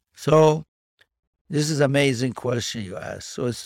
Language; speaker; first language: English; non-native, fluent; Persian